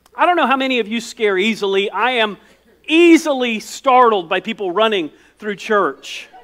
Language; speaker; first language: English; native; English